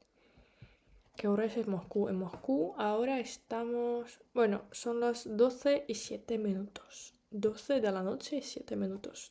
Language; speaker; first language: Spanish; non-native, fluent; Russian